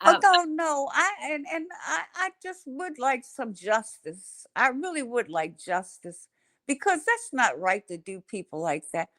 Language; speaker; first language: English; native; English